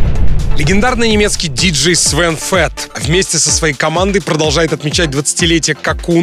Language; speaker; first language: Russian; native; Russian